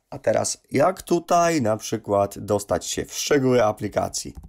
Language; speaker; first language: Polish; native; Polish